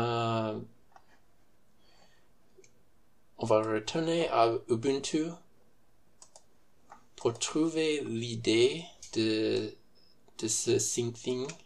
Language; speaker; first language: French; non-native, fluent; English